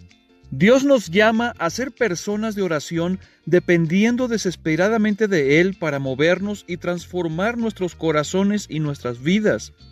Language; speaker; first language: Spanish; native; Spanish